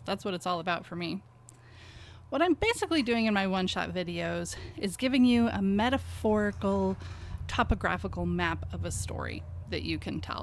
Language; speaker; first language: English; native; English